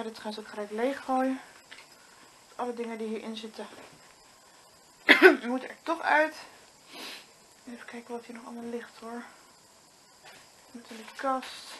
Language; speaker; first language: Dutch; native; Dutch